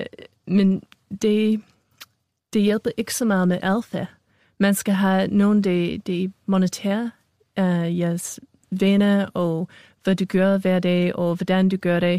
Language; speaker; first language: Danish; non-native, fluent; English